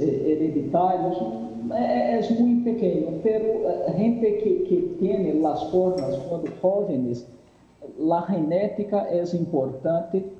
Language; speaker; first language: Spanish; non-native, fluent; Portuguese